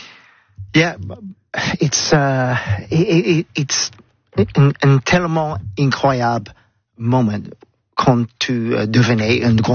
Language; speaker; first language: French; non-native, learner; English